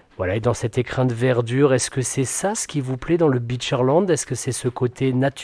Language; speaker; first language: French; native; French